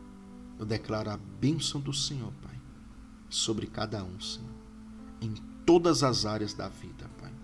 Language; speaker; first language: Portuguese; native; Portuguese